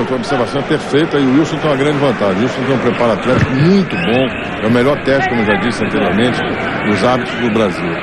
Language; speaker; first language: Portuguese; native; Portuguese